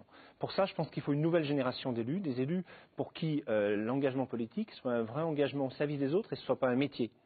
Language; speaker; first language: French; native; French